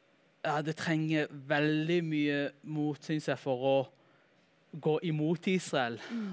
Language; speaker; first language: Norwegian; early bilingual, heritage; Norwegian